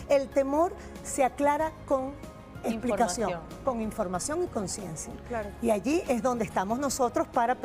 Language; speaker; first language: Spanish; native; Spanish